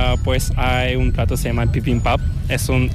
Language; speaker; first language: Spanish; non-native, fluent; Korean